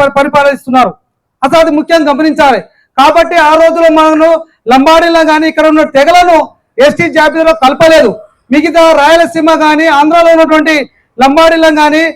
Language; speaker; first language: Telugu; non-native, local second language; Lambadi